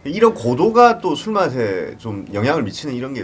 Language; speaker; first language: Korean; native; Korean